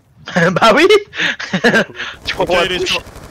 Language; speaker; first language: French; native; French